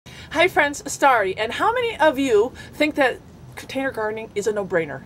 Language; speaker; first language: English; native; English